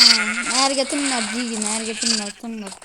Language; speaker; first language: Kazakh; native; Kazakh